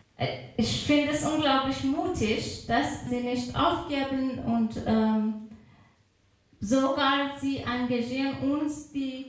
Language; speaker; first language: German; non-native, fluent; Persian